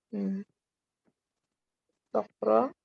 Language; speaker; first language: Arabic; non-native, learner; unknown